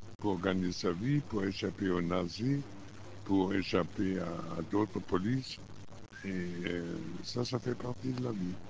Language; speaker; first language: French; non-native, fluent; German